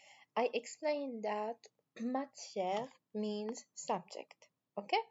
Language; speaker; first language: English; non-native, fluent; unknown